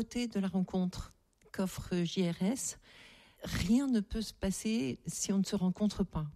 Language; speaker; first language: French; native; French